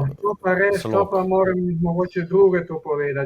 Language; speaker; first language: Slovenian; non-native, fluent; Spanish